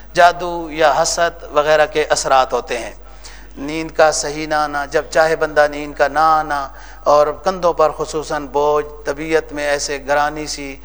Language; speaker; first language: Urdu; native; Urdu